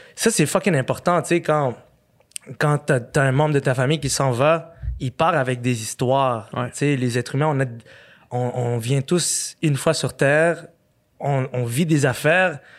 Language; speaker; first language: French; early bilingual, other home language; Arabic